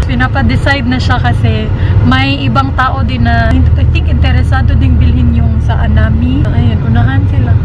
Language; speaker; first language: Filipino; non-native, local second language; Cebuano